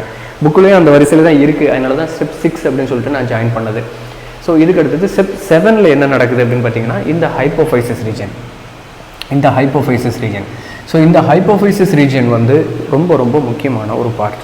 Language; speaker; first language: Tamil; native; Tamil